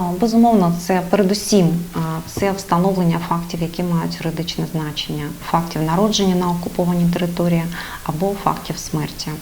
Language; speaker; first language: Ukrainian; native; Ukrainian